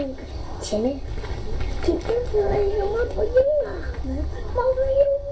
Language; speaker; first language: Chinese; native; Chinese